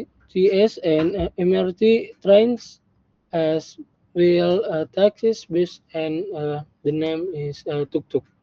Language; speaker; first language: English; non-native, learner; Indonesian